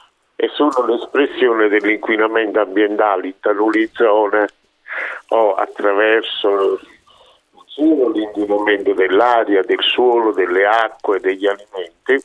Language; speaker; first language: Italian; native; Italian